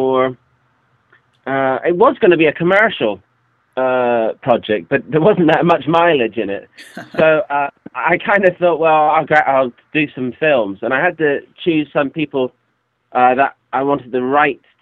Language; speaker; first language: English; native; English